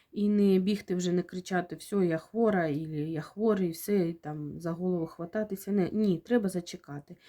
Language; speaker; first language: Ukrainian; non-native, local second language; Russian